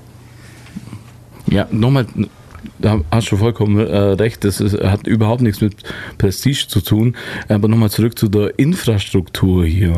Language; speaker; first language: German; native; German